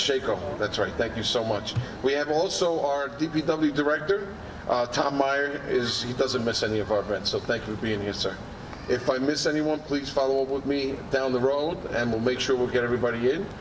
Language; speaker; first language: English; early bilingual, other home language; Spanish